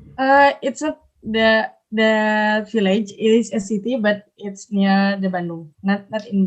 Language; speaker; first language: English; non-native, learner; Indonesian